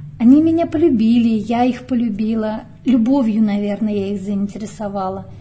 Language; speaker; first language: Russian; native; Russian